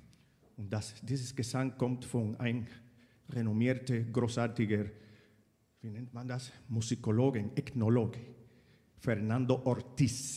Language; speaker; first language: German; non-native, fluent; Spanish